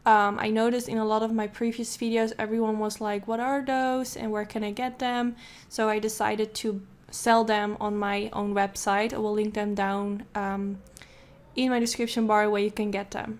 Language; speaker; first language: English; non-native, fluent; Dutch